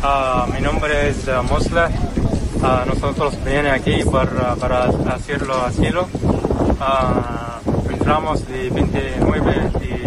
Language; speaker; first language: Spanish; non-native, learner; Arabic